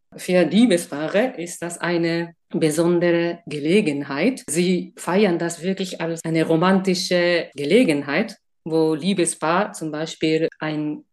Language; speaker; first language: German; non-native, fluent; Japanese